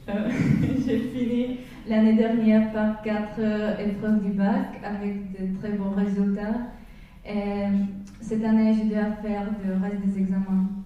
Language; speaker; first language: French; non-native, fluent; Czech